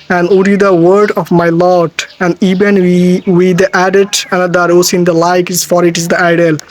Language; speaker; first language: English; non-native, local second language; Bangla